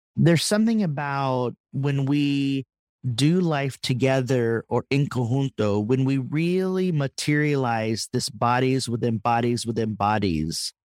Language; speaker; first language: English; native; English